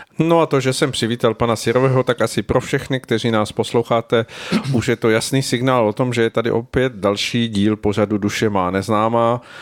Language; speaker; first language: Czech; native; Czech